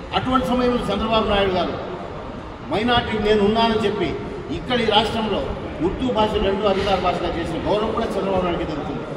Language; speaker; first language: Telugu; non-native, local second language; Urdu